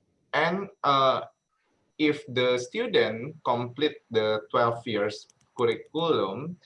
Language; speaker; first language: English; non-native, learner; Indonesian